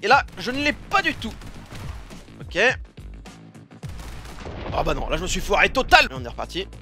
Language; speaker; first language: French; native; French